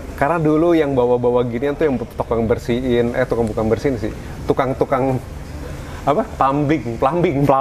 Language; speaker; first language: Indonesian; early bilingual, heritage; Indonesian